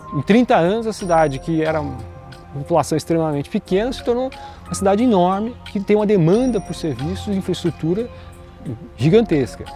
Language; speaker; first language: Portuguese; native; Portuguese